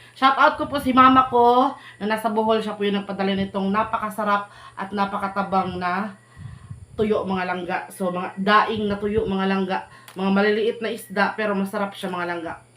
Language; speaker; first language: Filipino; non-native, local second language; Cebuano